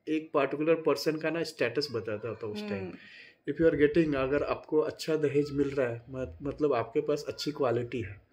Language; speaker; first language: Hindi; native; Hindi